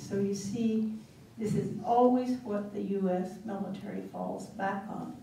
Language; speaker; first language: English; native; English